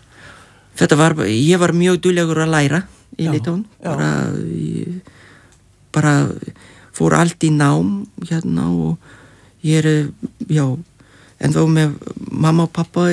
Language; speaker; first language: Icelandic; non-native, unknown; Lithuanian